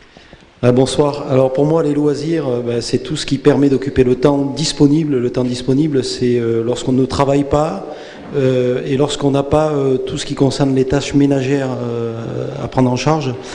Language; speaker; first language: French; native; French